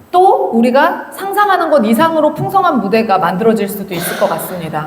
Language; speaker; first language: Korean; native; Korean